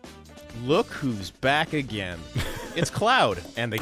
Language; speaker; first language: English; native; English